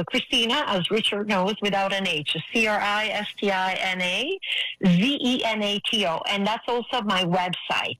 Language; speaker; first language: English; non-native, fluent; Italian